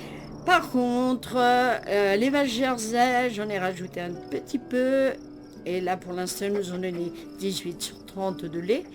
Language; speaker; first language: French; native; French